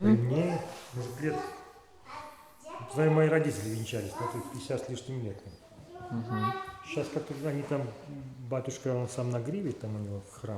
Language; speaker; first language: Russian; native; Russian